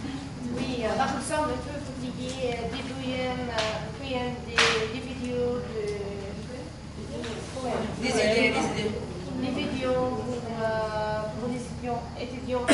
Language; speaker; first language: French; non-native, learner; Arabic